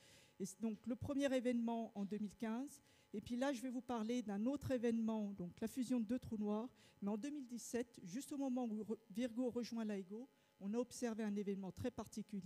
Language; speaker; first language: French; native; French